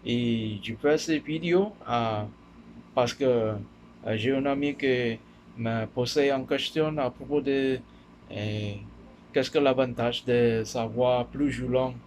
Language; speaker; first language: French; non-native, learner; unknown